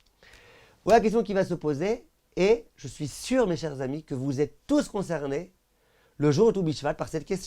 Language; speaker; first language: French; native; French